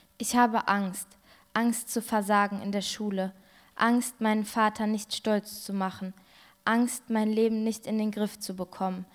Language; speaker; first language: German; early bilingual, other home language; Turkish